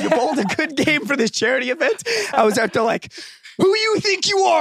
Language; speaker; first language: English; native; English